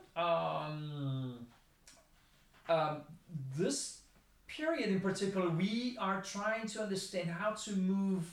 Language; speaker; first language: English; non-native, fluent; Italian